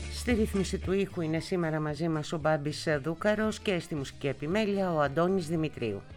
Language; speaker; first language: Greek; native; Greek